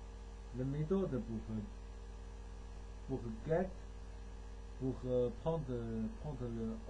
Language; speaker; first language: French; non-native, learner; Chinese